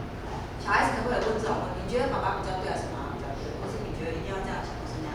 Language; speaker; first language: Chinese; native; Chinese